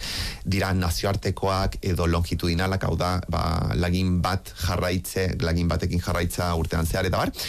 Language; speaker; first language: Basque; native; Basque